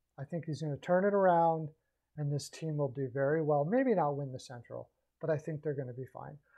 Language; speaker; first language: English; native; English